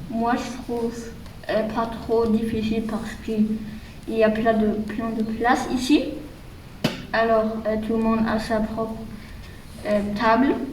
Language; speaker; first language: French; early bilingual, heritage; French